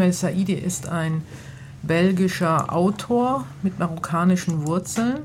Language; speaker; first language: German; native; German